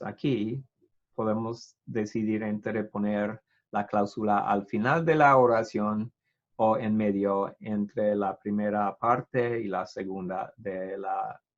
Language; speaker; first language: Spanish; non-native, fluent; English